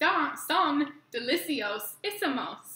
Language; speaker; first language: Spanish; non-native, learner; English